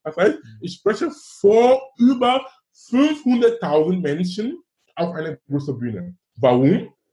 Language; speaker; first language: German; non-native, fluent; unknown